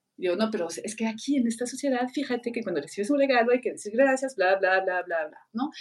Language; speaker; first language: Spanish; non-native, fluent; French